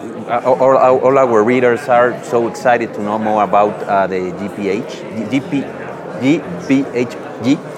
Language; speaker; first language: English; non-native, learner; Spanish